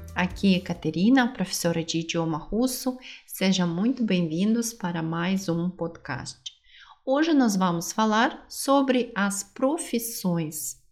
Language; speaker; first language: Portuguese; non-native, fluent; Russian